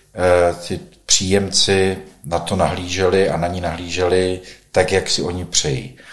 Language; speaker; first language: Czech; native; Czech